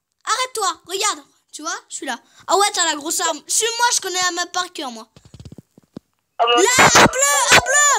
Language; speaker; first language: French; native; French